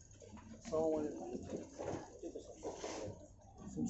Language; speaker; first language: Russian; non-native, fluent; Tajik